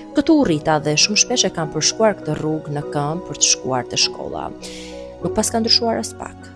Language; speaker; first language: Albanian; native; Albanian